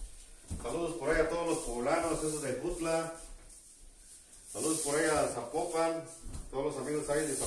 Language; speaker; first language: Spanish; native; Spanish